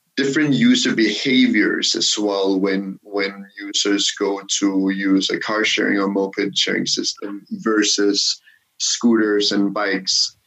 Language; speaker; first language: English; non-native, fluent; Danish